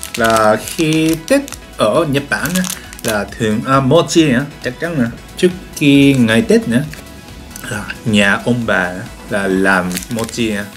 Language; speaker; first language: Vietnamese; non-native, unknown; Japanese